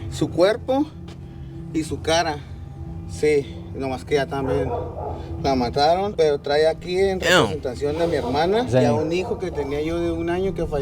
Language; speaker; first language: Spanish; native; Spanish